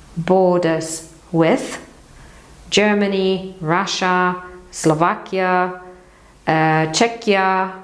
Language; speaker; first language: English; non-native, fluent; Polish